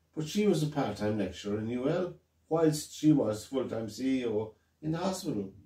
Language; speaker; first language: English; native; English